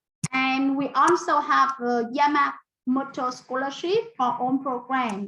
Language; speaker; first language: English; non-native, fluent; Vietnamese